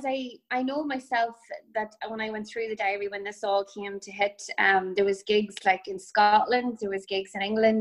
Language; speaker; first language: English; native; English